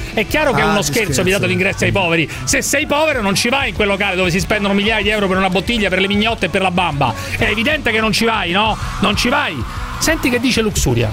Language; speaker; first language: Italian; native; Italian